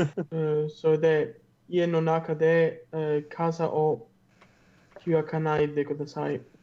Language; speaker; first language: Japanese; non-native, learner; German